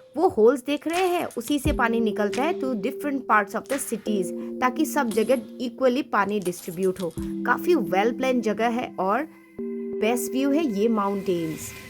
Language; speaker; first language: Hindi; non-native, local second language; Assamese